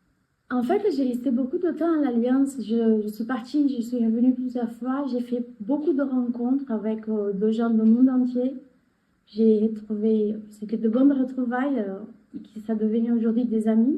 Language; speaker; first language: French; non-native, fluent; Portuguese